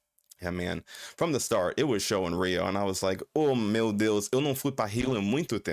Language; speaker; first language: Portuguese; early bilingual, heritage; English